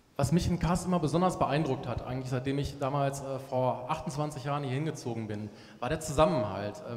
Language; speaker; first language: German; native; German